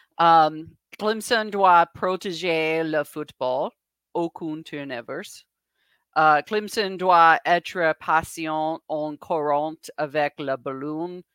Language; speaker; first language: French; non-native, learner; English